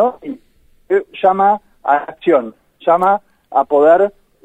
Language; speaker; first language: Spanish; native; Spanish